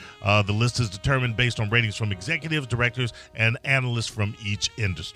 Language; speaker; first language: English; native; English